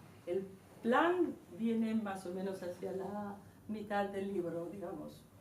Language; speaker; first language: Spanish; native; Spanish